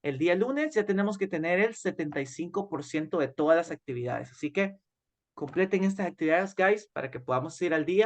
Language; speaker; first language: Spanish; native; Spanish